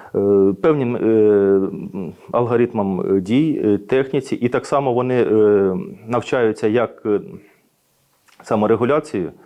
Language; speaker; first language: Ukrainian; native; Ukrainian